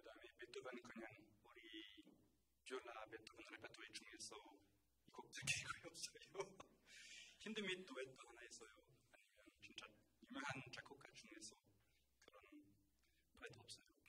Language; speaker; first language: Korean; non-native, learner; French